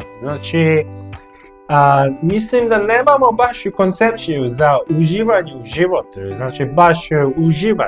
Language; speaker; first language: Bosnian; non-native, learner; Korean